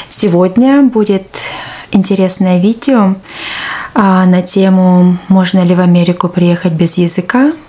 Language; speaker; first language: Russian; native; Russian